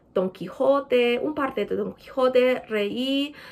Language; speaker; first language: Spanish; non-native, fluent; Chinese